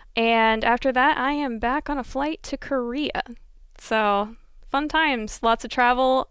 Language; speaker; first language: English; native; English